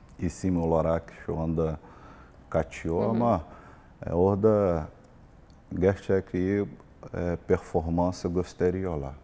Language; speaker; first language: Turkish; non-native, learner; Portuguese